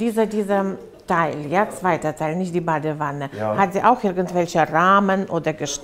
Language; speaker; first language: German; non-native, fluent; Russian